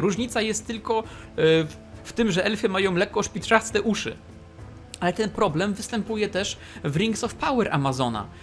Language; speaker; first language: Polish; native; Polish